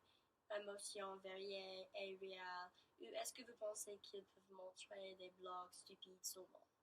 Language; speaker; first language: French; non-native, learner; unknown